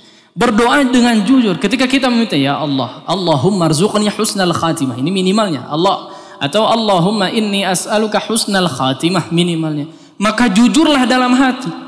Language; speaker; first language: Indonesian; native; Indonesian